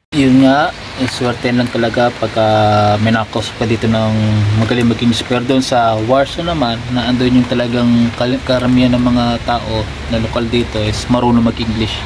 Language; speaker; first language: Filipino; non-native, local second language; Cebuano